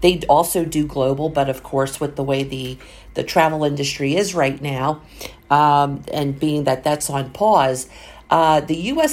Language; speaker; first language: English; native; English